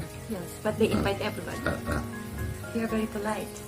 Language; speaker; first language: English; non-native, local second language; Filipino